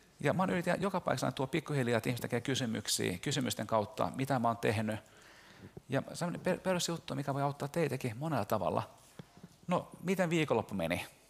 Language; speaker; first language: Finnish; early bilingual, heritage; Finnish